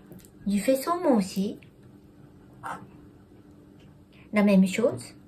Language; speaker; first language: French; non-native, learner; Japanese